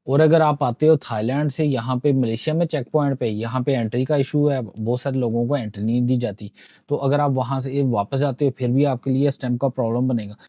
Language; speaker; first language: Urdu; non-native, local second language; Punjabi